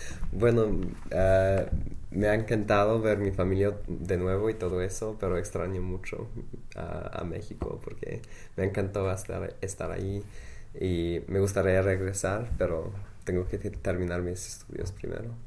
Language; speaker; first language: Spanish; non-native, fluent; English